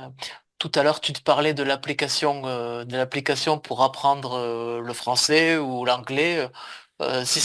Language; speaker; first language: French; native; French